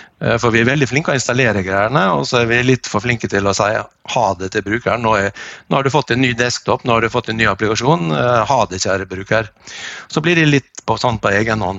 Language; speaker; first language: Norwegian; native; Norwegian